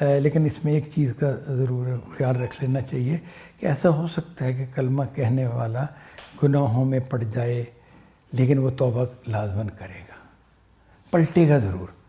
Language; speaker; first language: Urdu; non-native, local second language; Punjabi